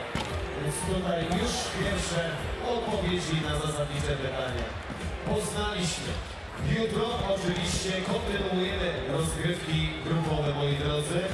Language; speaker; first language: Polish; native; Polish